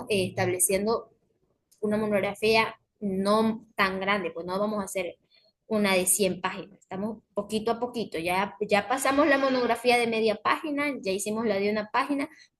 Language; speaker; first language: Spanish; native; Spanish